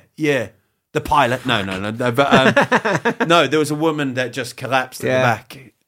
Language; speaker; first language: English; native; English